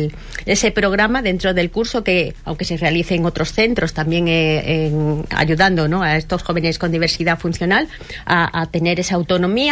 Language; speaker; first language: Spanish; native; Spanish